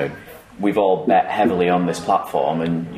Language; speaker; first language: English; native; English